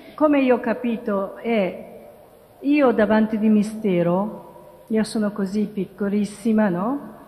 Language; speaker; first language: Italian; non-native, learner; Japanese